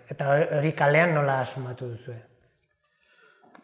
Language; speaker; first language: Basque; native; Basque